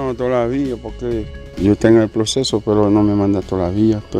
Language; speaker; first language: Spanish; non-native, learner; Haitian Creole